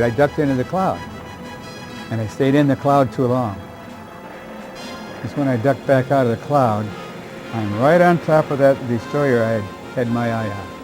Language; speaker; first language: English; native; English